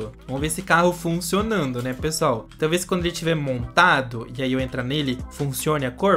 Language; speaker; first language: Portuguese; native; Portuguese